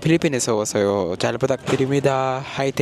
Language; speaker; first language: Korean; non-native, learner; Filipino